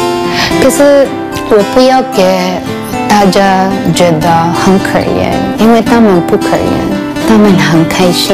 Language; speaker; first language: Chinese; non-native, fluent; Cebuano